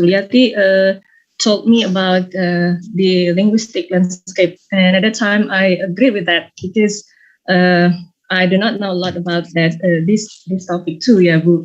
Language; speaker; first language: English; non-native, fluent; Indonesian